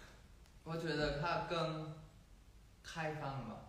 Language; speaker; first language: Chinese; non-native, fluent; Thai